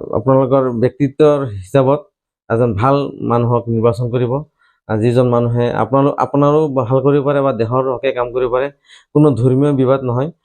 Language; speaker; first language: Assamese; non-native, local second language; Bangla